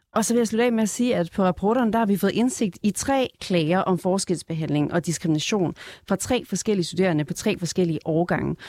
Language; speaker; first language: Danish; native; Danish